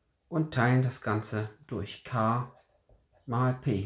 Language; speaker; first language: German; native; German